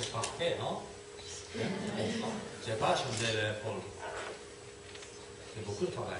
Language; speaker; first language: French; non-native, fluent; Turkish